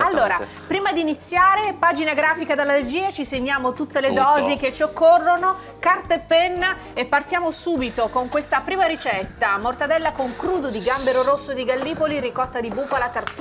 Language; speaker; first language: Italian; native; Italian